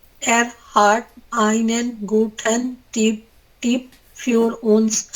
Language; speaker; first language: German; non-native, learner; Urdu